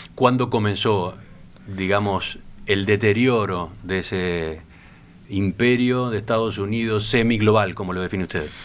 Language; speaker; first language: Spanish; native; Spanish